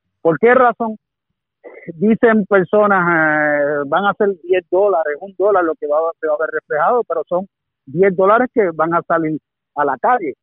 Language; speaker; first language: Spanish; native; Spanish